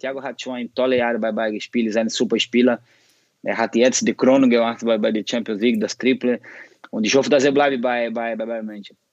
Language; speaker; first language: German; non-native, fluent; Portuguese